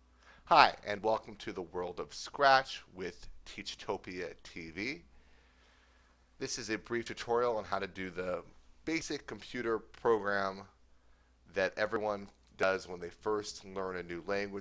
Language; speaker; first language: English; native; English